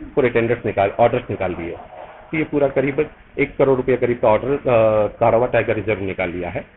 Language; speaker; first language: Hindi; native; Hindi